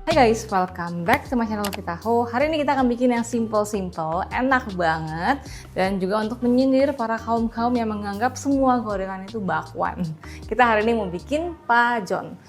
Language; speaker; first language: Indonesian; native; Indonesian